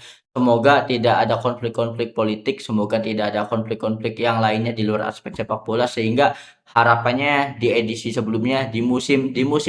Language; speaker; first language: Indonesian; native; Indonesian